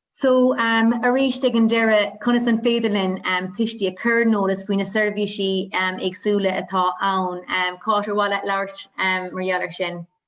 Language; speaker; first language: Irish; native; Irish